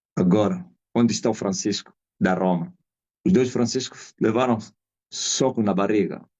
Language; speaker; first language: Portuguese; non-native, local second language; Kongo